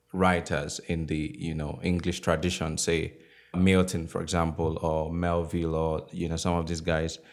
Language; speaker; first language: English; non-native, local second language; Igbo